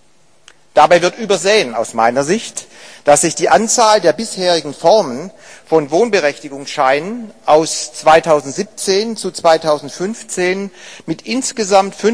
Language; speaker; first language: German; native; German